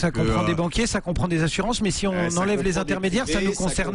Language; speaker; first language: French; native; French